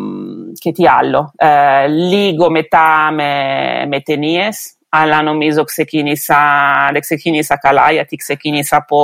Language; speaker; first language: Greek; non-native, fluent; Italian